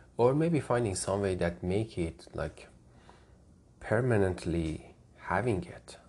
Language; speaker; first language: English; non-native, fluent; Persian